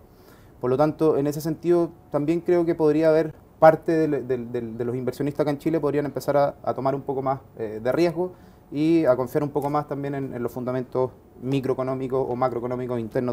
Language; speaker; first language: Spanish; native; Spanish